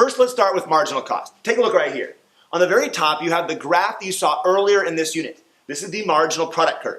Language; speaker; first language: English; native; English